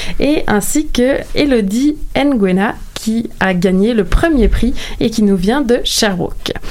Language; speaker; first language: French; native; French